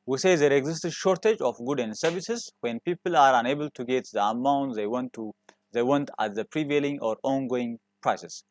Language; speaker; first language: English; non-native, local second language; Amharic